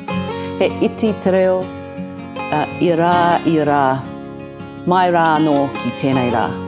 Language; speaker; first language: Māori; non-native, learner; English